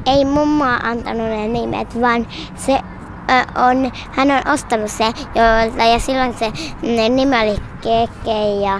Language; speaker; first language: Finnish; non-native, learner; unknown